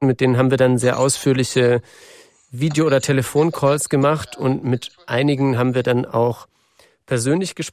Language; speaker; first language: German; native; German